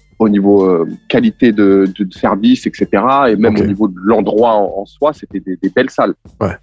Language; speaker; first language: French; native; French